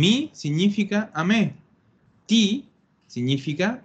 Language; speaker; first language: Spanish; non-native, fluent; Italian